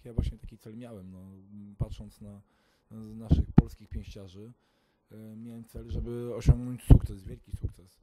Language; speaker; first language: Polish; native; Polish